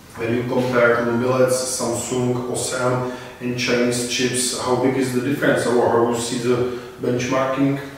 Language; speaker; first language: English; non-native, fluent; Czech